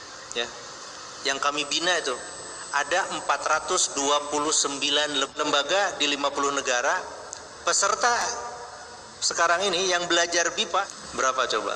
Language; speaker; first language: Indonesian; native; Indonesian